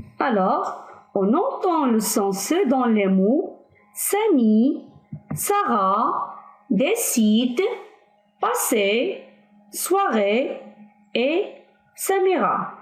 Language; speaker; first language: French; non-native, local second language; Arabic